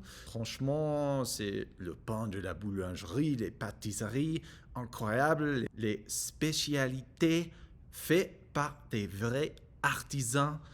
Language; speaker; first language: French; non-native, learner; English